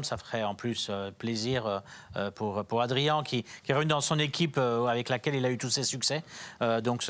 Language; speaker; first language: French; native; French